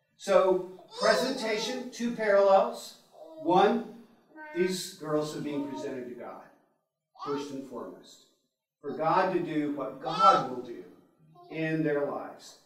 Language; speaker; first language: English; native; English